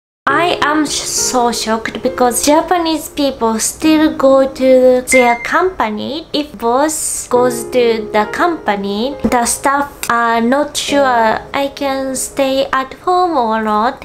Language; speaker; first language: English; non-native, learner; Japanese